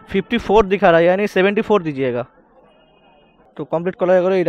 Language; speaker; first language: Hindi; non-native, local second language; Bangla